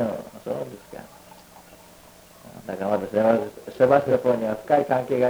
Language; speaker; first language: Japanese; native; Japanese